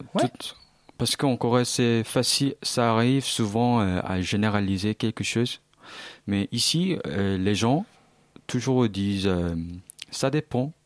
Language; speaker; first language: French; non-native, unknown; Korean